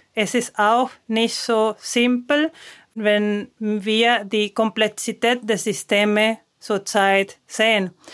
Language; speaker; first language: German; non-native, fluent; Spanish